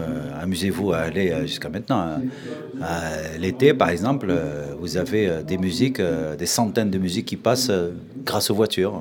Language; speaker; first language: French; non-native, local second language; Arabic